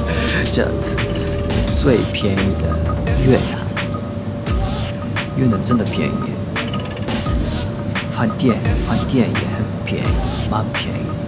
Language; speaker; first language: Chinese; non-native, learner; Japanese